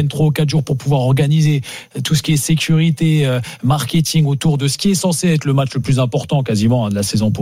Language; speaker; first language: French; native; French